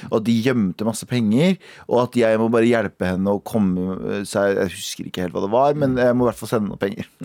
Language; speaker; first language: Norwegian; early bilingual, other home language; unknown